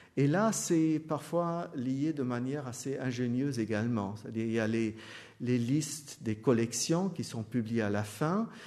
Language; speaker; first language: French; non-native, fluent; German